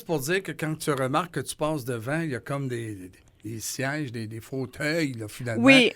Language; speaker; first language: French; native; French